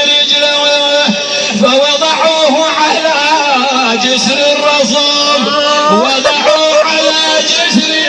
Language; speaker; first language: Arabic; native; Arabic